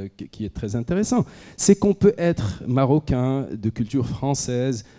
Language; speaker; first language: French; non-native, local second language; Arabic